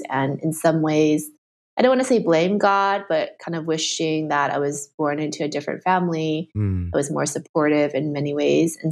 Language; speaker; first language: English; early bilingual, other home language; Chinese